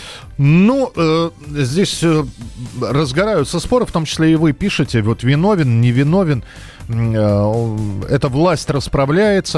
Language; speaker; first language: Russian; native; Russian